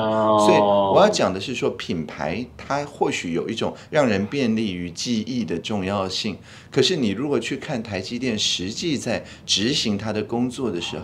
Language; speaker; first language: Chinese; native; Chinese